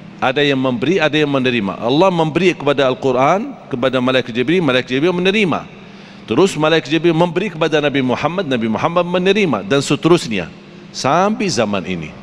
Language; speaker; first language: Malay; non-native, fluent; Arabic